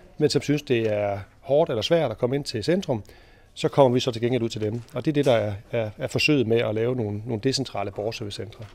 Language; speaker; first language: Danish; native; Danish